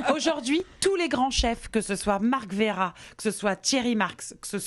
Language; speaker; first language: French; native; French